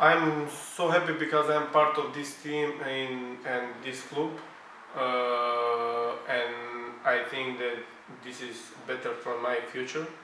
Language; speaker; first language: English; non-native, learner; Croatian